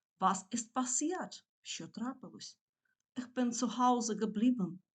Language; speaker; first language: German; non-native, fluent; Ukrainian